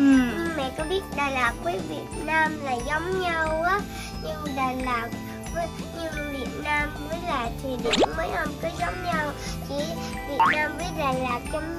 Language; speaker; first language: Vietnamese; early bilingual, heritage; Vietnamese